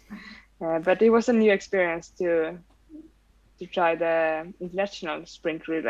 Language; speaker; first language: English; non-native, fluent; Swedish